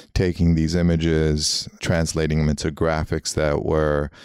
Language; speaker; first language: English; early bilingual, other home language; Armenian